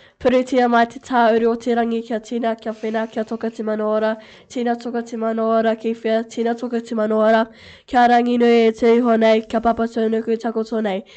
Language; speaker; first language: Māori; non-native, local second language; English